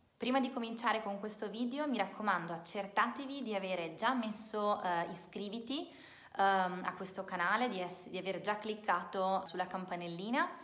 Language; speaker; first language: Italian; native; Italian